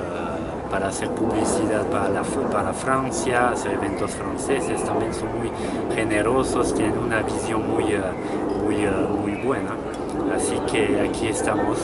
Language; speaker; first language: Spanish; non-native, fluent; French